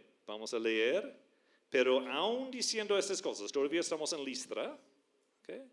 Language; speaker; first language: Spanish; non-native, fluent; English